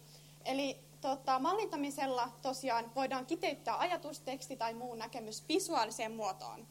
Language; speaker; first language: Finnish; native; Finnish